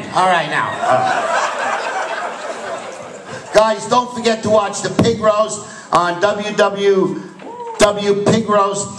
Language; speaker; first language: English; native; English